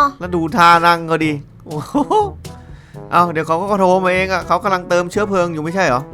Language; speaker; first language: Thai; native; Thai